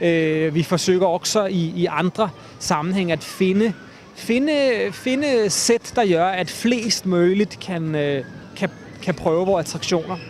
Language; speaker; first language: Swedish; native; Swedish